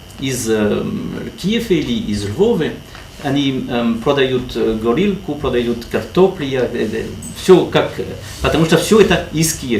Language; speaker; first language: Russian; non-native, learner; French